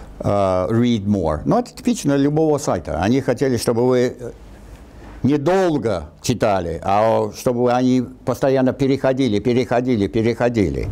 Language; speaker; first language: Russian; non-native, fluent; English